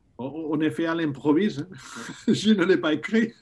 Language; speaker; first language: French; non-native, learner; Spanish